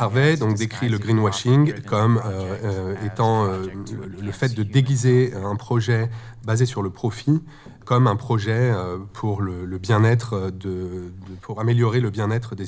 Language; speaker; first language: French; native; French